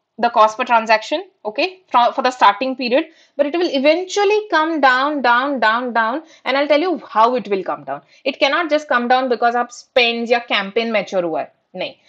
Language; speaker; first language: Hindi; non-native, local second language; Marathi